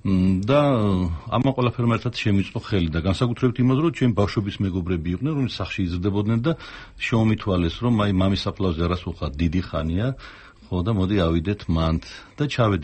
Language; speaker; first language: Georgian; native; Georgian